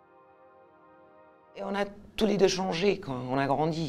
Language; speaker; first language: French; non-native, fluent; Portuguese